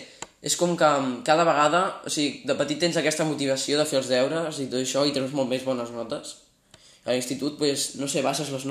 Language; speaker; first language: Catalan; non-native, local second language; Spanish